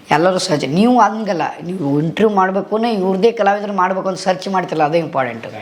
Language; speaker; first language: Kannada; native; Kannada